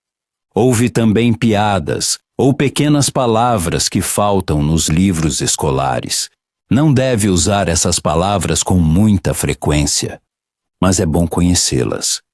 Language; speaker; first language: Portuguese; non-native, fluent; Polish